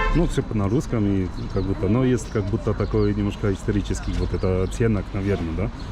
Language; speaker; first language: Russian; non-native, fluent; Polish